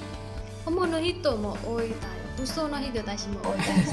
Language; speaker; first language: Japanese; non-native, learner; Burmese